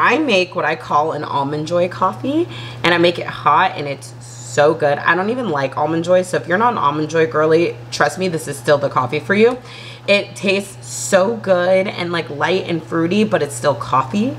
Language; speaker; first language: English; native; English